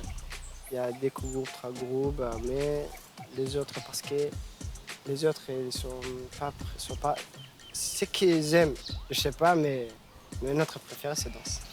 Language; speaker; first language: French; non-native, learner; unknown